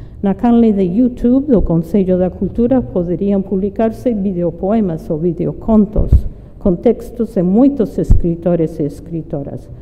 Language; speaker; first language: Galician; non-native, fluent; English